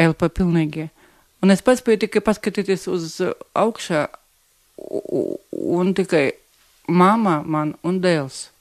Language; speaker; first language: Latvian; non-native, local second language; Russian